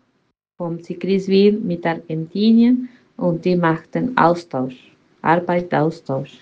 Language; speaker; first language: German; non-native, learner; Spanish